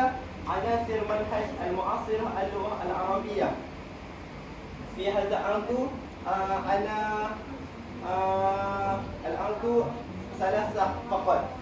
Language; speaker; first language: Arabic; non-native, learner; Malay